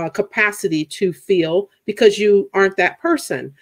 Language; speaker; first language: English; native; English